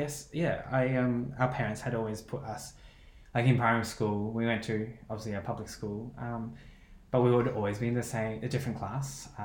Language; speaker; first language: English; native; English